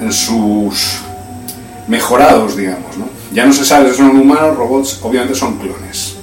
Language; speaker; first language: Spanish; native; Spanish